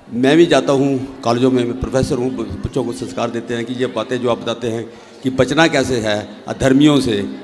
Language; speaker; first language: Hindi; native; Hindi